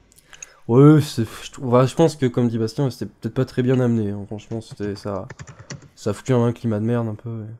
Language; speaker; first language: French; native; French